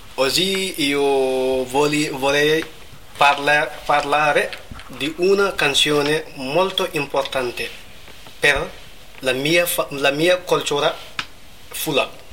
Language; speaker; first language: Italian; non-native, learner; Fula